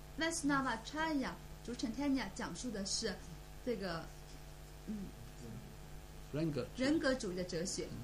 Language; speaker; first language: Chinese; native; Chinese